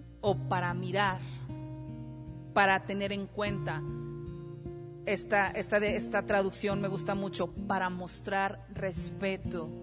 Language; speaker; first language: Spanish; native; Spanish